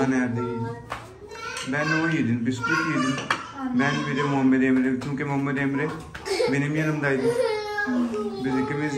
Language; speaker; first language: Turkish; non-native, learner; Urdu